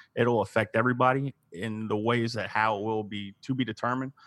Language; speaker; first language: English; native; English